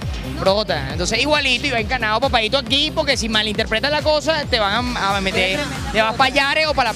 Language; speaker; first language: Spanish; native; Spanish